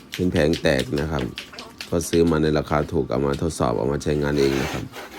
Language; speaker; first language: Thai; native; Thai